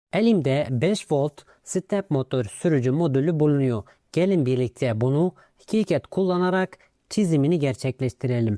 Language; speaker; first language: Turkish; native; Turkish